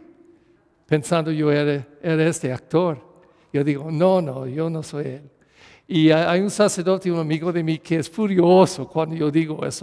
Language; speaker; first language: Spanish; non-native, fluent; English